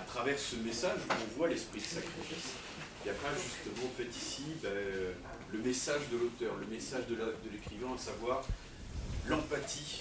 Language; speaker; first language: French; native; French